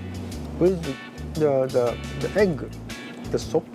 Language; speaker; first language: English; non-native, learner; Japanese